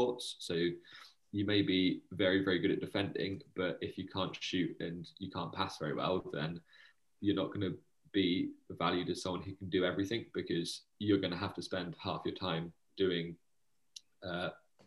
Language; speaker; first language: English; native; English